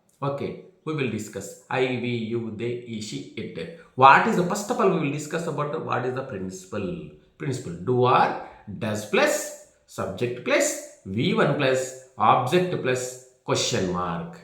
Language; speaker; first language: English; non-native, local second language; Telugu